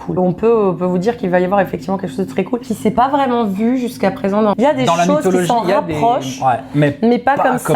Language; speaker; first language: French; native; French